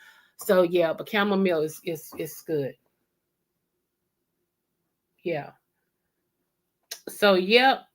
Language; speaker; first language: English; native; English